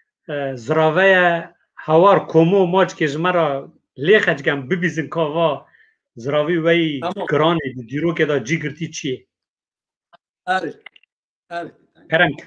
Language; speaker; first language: Kurdish; native; Kurdish